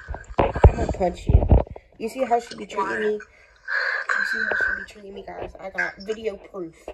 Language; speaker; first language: English; native; English